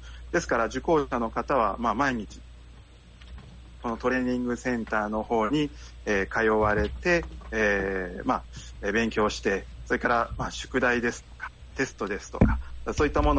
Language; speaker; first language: Japanese; native; Japanese